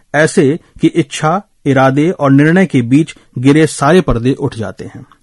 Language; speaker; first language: Hindi; native; Hindi